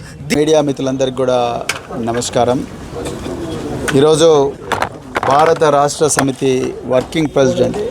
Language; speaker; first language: Telugu; native; Telugu